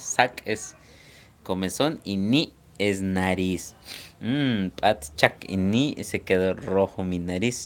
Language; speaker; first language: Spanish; non-native, local second language; Yucateco